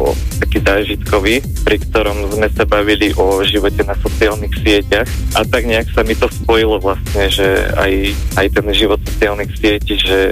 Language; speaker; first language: Slovak; native; Slovak